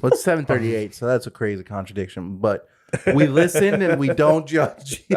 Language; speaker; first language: English; native; English